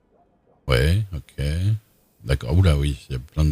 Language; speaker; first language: French; native; French